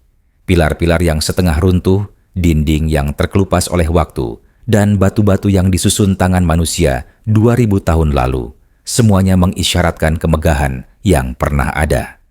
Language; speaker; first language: Indonesian; native; Indonesian